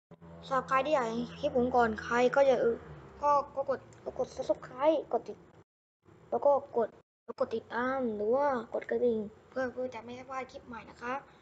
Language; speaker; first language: Thai; native; Thai